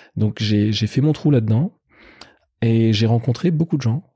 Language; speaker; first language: French; native; French